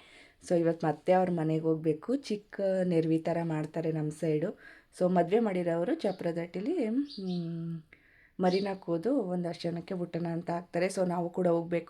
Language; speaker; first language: Kannada; native; Kannada